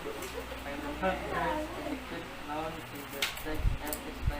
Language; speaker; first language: English; non-native, learner; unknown